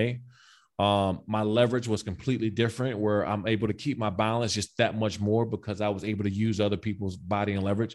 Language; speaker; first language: English; native; English